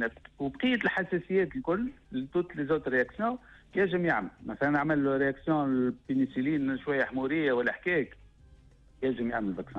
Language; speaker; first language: Arabic; native; Arabic